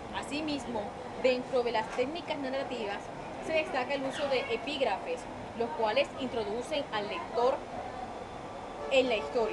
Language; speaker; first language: Spanish; native; Spanish